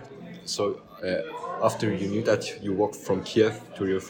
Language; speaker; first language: English; non-native, fluent; German